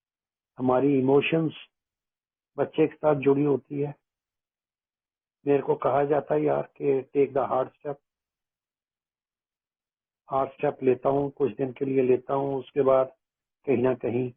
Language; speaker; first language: Hindi; native; Hindi